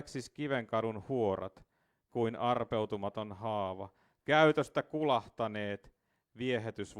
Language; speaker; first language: Finnish; native; Finnish